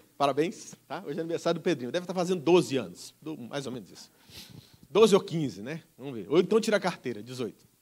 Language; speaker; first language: Portuguese; native; Portuguese